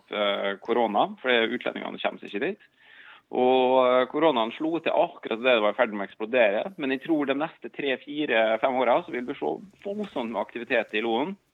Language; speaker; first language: Norwegian; native; Norwegian